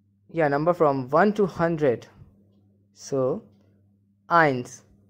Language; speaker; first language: English; non-native, local second language; Hindi